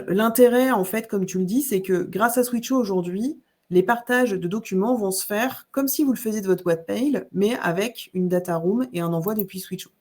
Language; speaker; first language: French; native; French